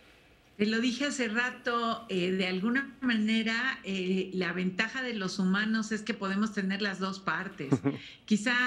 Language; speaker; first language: Spanish; native; Spanish